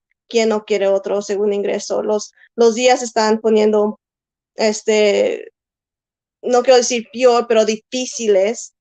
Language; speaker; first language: Spanish; early bilingual, heritage; Spanish